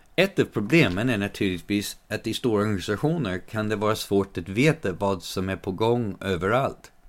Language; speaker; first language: Swedish; non-native, fluent; English